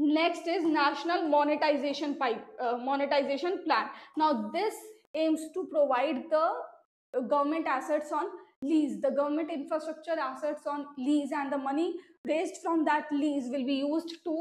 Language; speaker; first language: English; non-native, local second language; Hindi